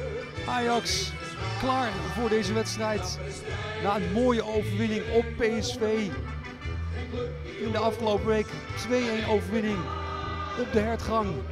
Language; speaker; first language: Dutch; native; Dutch